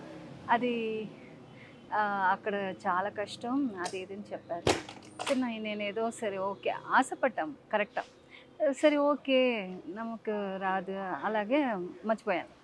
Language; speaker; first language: Telugu; non-native, local second language; Tamil